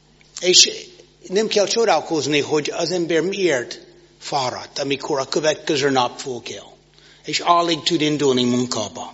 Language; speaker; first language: Hungarian; non-native, fluent; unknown